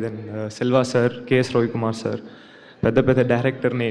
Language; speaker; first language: Telugu; non-native, learner; Tamil